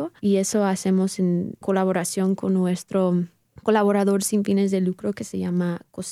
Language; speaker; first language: Spanish; non-native, fluent; English